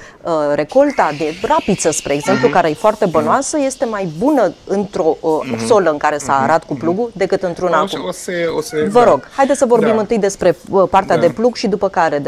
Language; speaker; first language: Romanian; native; Romanian